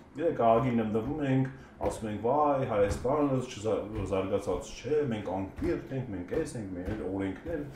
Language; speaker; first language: Armenian; native; Armenian